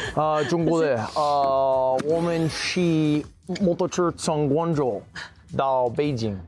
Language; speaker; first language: Chinese; non-native, learner; English